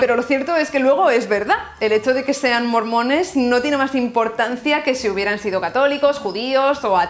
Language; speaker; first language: Spanish; native; Spanish